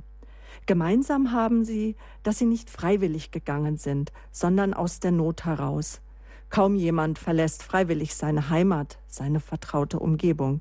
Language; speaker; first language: German; native; German